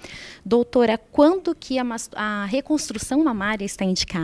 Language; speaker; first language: Portuguese; native; Portuguese